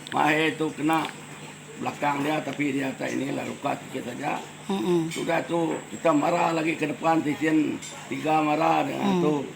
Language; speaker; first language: Malay; non-native, local second language; Iban